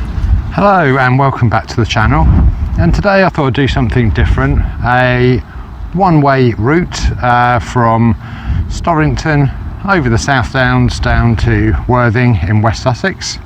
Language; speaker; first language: English; native; English